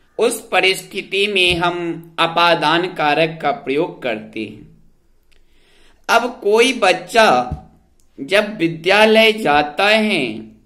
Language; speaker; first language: Hindi; native; Hindi